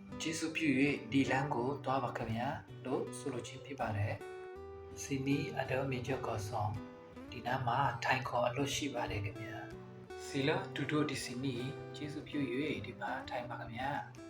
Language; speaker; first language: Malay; non-native, learner; Burmese